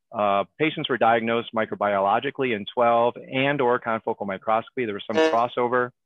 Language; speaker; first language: English; native; English